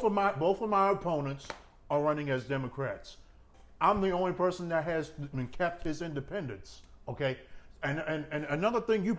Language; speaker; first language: English; native; English